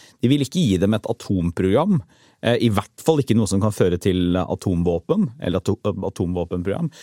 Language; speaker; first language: Norwegian; native; Norwegian